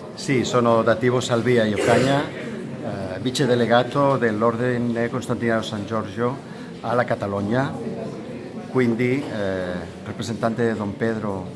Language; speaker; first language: Italian; non-native, fluent; Spanish